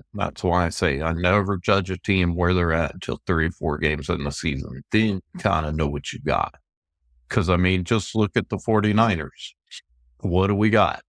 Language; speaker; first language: English; native; English